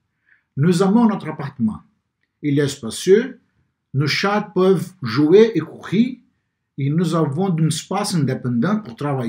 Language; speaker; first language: French; non-native, learner; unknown